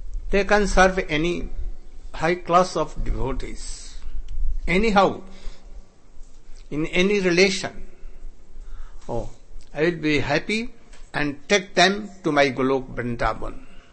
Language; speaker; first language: English; non-native, local second language; Hindi